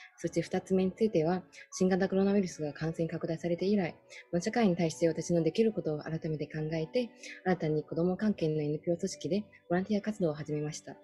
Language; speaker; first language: Japanese; non-native, fluent; Chinese